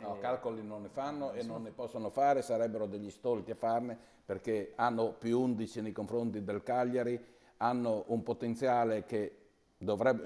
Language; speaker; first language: Italian; native; Italian